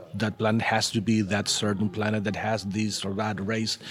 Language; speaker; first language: English; non-native, fluent; Spanish